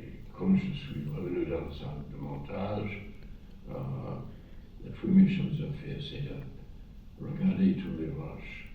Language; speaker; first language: French; non-native, fluent; English